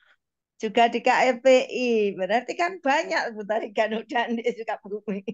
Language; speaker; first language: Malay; non-native, local second language; Javanese